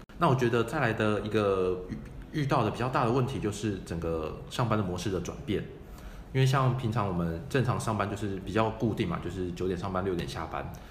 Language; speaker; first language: Chinese; native; Chinese